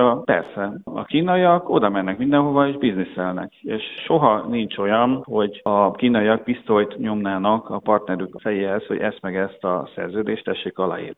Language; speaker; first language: Hungarian; native; Hungarian